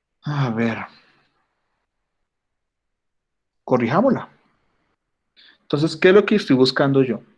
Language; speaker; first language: Spanish; native; Spanish